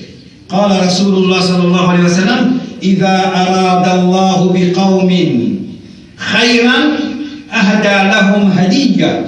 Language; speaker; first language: Arabic; non-native, fluent; Morisyen